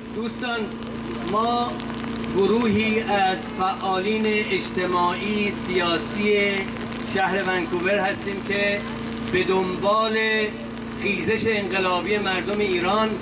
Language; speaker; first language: Persian; native; Persian